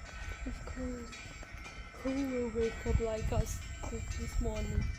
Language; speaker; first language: English; non-native, local second language; Hindi